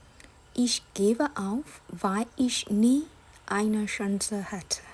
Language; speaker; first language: German; non-native, fluent; Burmese